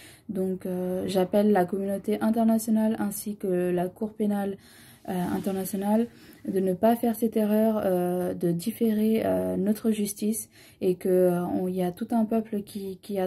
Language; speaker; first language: French; early bilingual, other home language; Tamil